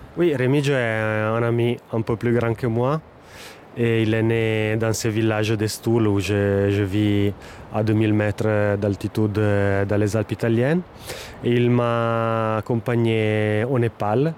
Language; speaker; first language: French; non-native, fluent; Italian